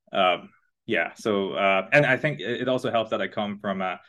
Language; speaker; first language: English; non-native, fluent; Persian